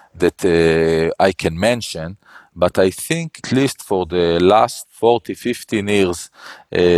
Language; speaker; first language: English; non-native, learner; Hebrew